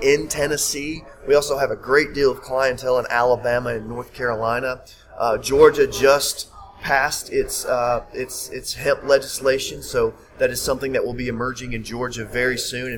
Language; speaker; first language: English; native; English